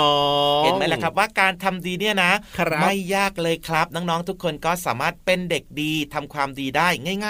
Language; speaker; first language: Thai; native; Thai